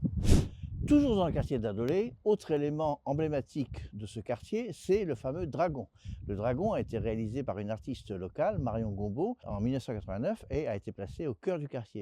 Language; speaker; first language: French; native; French